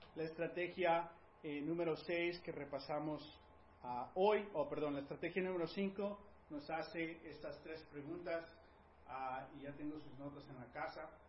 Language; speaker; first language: Spanish; early bilingual, heritage; Spanish